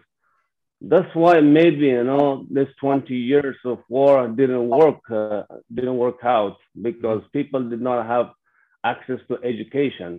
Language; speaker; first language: English; non-native, fluent; Persian